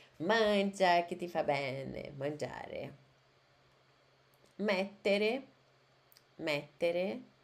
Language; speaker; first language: Italian; non-native, fluent; Portuguese